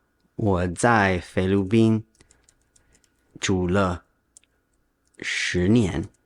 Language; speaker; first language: Chinese; non-native, learner; English